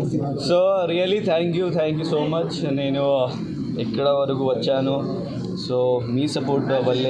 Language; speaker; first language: Telugu; non-native, local second language; Hindi